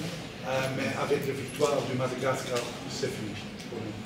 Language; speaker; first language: French; non-native, learner; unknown